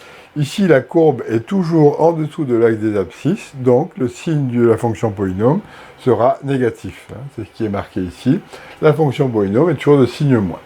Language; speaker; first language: French; native; French